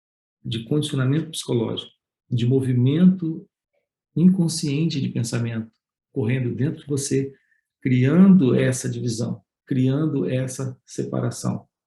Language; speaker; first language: Portuguese; native; Portuguese